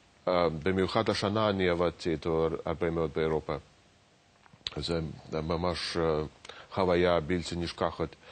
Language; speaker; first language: Hebrew; non-native, fluent; Russian